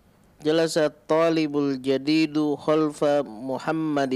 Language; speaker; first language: Arabic; non-native, learner; Indonesian